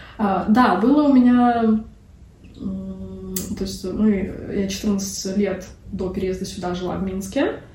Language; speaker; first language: Russian; non-native, local second language; Belarusian